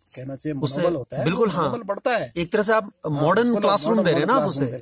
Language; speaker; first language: Hindi; native; Hindi